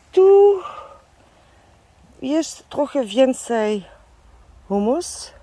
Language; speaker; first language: Polish; non-native, learner; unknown